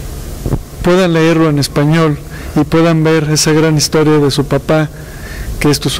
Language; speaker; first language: Spanish; native; Spanish